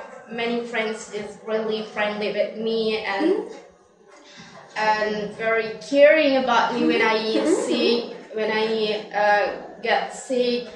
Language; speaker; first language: English; non-native, learner; Indonesian